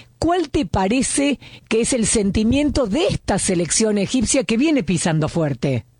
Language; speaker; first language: Spanish; native; Spanish